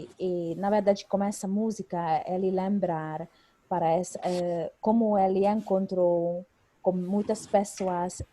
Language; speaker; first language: Portuguese; non-native, fluent; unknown